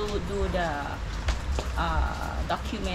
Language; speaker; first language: English; non-native, learner; Thai